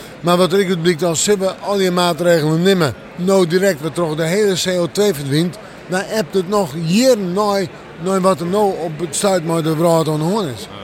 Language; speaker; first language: Dutch; non-native, local second language; Western Frisian